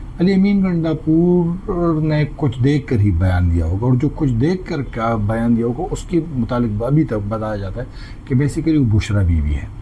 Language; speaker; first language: Urdu; non-native, local second language; Pashto